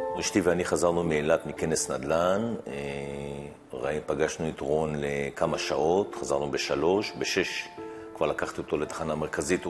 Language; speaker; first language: Hebrew; native; Hebrew